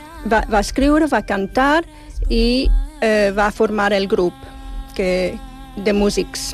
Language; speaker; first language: Catalan; non-native, fluent; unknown